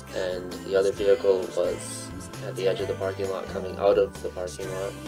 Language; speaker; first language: English; native; English